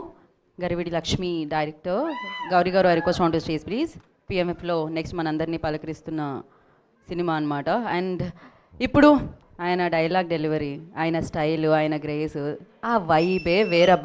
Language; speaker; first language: Telugu; native; Telugu